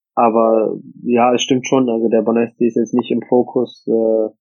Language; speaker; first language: German; native; German